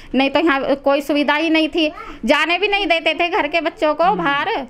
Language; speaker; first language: Hindi; native; Hindi